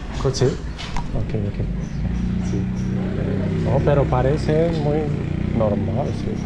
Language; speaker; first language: Spanish; non-native, learner; Romanian